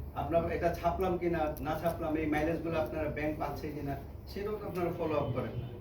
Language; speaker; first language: Bangla; native; Bangla